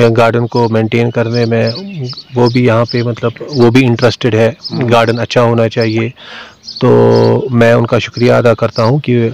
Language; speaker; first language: Hindi; non-native, local second language; Kashmiri